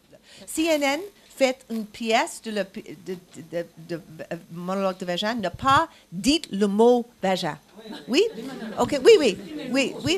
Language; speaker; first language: French; non-native, learner; English